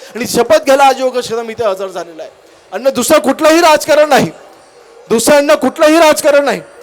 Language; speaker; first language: Marathi; native; Marathi